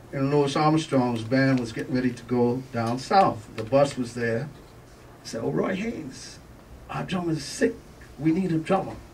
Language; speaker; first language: English; native; English